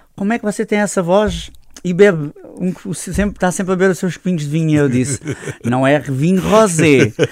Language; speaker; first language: Portuguese; native; Portuguese